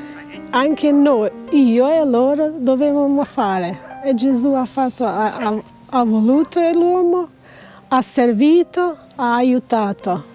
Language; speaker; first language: Italian; non-native, learner; Albanian